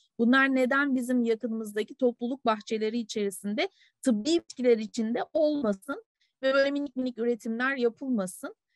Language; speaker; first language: Turkish; native; Turkish